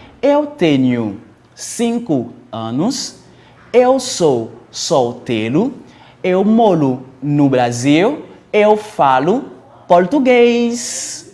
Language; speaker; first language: Portuguese; non-native, learner; Haitian Creole